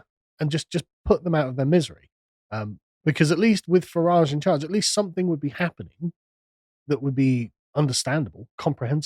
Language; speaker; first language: English; native; English